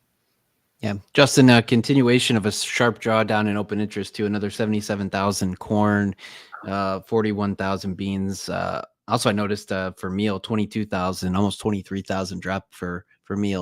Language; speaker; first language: English; native; English